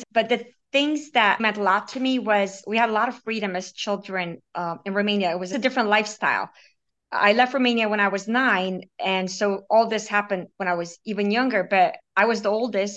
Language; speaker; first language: English; early bilingual, other home language; Romanian